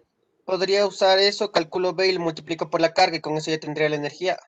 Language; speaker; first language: Spanish; native; Spanish